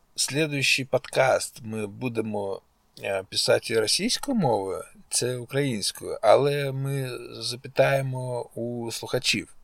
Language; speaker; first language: Ukrainian; non-native, local second language; Russian